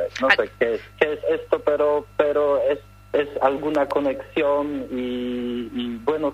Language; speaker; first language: Spanish; non-native, learner; Polish